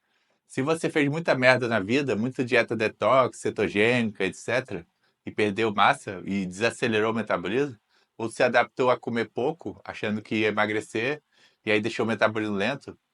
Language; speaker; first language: Portuguese; native; Portuguese